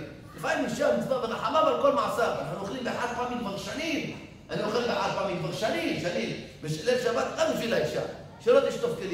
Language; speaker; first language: Hebrew; native; Hebrew